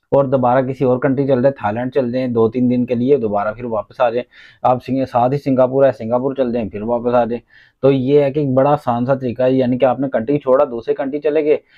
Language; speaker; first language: Urdu; non-native, local second language; Punjabi